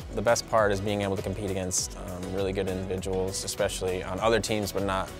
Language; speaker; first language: English; native; English